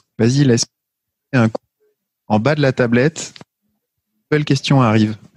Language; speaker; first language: French; native; French